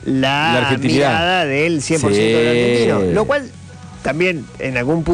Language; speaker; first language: Spanish; native; Spanish